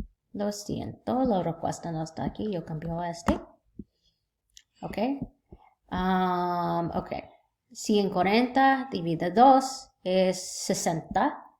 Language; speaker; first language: Spanish; non-native, learner; English